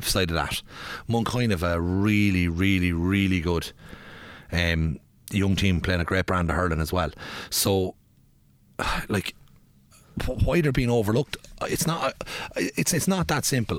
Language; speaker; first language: English; native; English